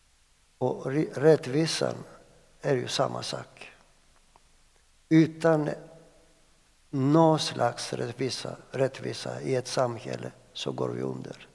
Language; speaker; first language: Swedish; non-native, fluent; Greek